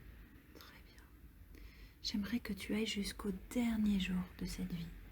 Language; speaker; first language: French; native; French